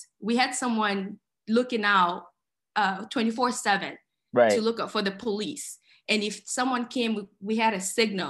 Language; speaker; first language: English; non-native, fluent; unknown